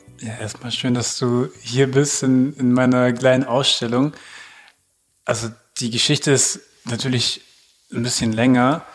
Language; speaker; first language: German; native; German